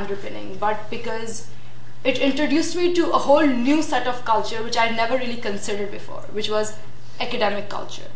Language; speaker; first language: English; non-native, local second language; Urdu